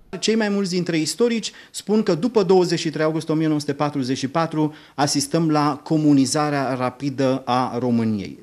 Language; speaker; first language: Romanian; native; Romanian